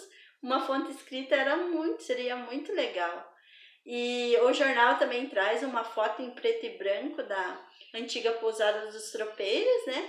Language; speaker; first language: Portuguese; native; Portuguese